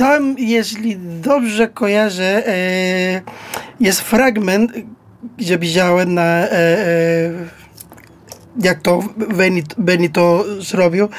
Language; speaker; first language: Polish; non-native, learner; Spanish